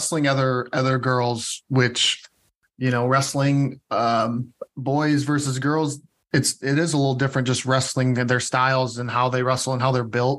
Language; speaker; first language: English; native; English